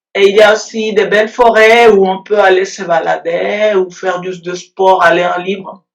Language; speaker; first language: French; non-native, fluent; Spanish